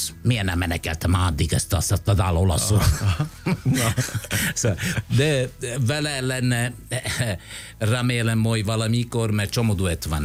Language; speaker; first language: Hungarian; non-native, fluent; Italian